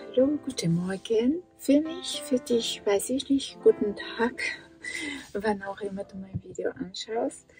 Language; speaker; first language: German; non-native, fluent; Portuguese